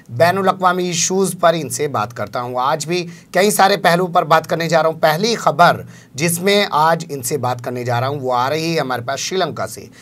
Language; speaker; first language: Urdu; native; Urdu